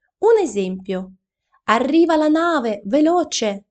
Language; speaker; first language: Italian; non-native, fluent; Ukrainian